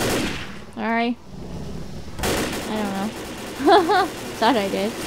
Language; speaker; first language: English; native; English